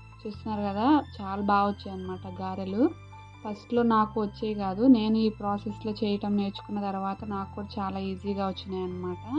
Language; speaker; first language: Telugu; native; Telugu